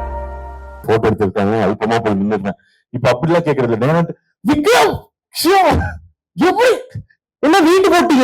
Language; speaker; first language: Tamil; native; Tamil